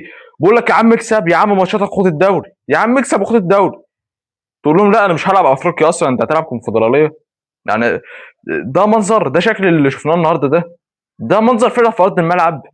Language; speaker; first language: Arabic; native; Arabic